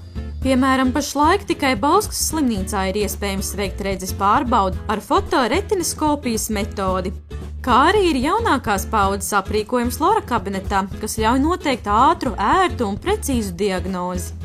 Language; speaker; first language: Latvian; native; Latvian